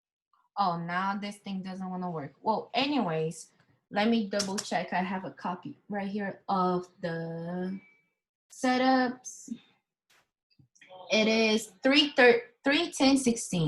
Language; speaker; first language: English; non-native, fluent; Portuguese